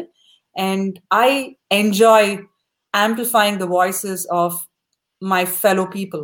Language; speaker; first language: English; non-native, local second language; Tamil